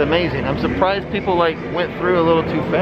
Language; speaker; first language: English; native; English